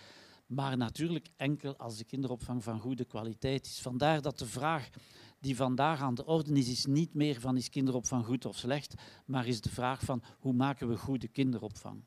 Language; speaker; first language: Dutch; native; Dutch